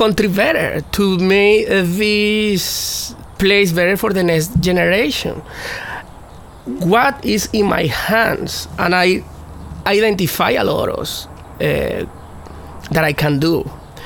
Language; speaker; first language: English; non-native, fluent; Spanish